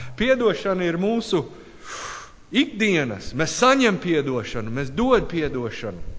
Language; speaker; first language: Latvian; non-native, learner; English